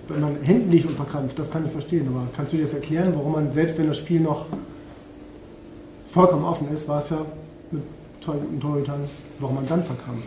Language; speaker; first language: German; native; German